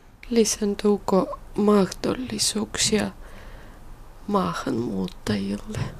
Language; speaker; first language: Finnish; non-native, learner; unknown